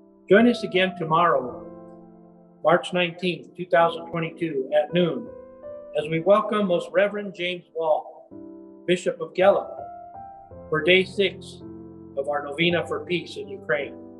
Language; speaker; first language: English; native; English